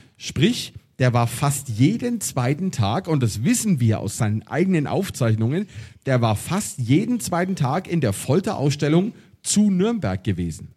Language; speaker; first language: German; native; German